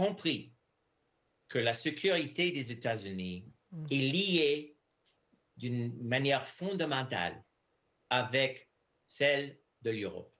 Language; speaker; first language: French; non-native, fluent; English